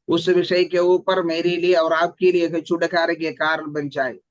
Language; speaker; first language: Hindi; non-native, local second language; Malayalam